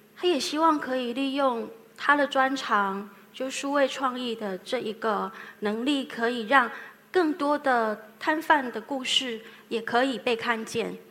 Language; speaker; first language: Chinese; native; Chinese